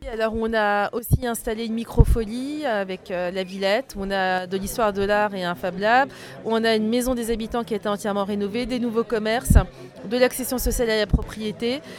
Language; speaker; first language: French; native; French